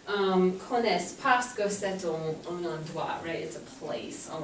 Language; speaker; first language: French; non-native, fluent; English